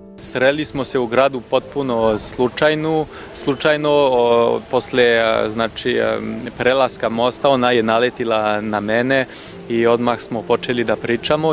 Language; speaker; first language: Serbian; non-native, fluent; French